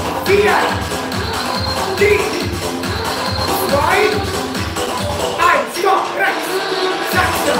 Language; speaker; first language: German; non-native, fluent; Portuguese